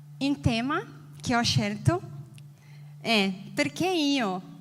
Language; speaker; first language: Italian; non-native, learner; Portuguese